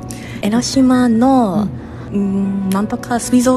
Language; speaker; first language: Japanese; non-native, learner; English